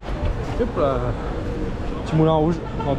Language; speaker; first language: French; native; French